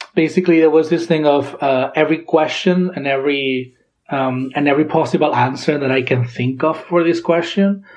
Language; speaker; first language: English; non-native, fluent; Catalan